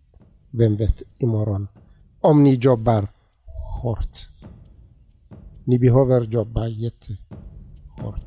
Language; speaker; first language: Swedish; non-native, learner; Tigrinya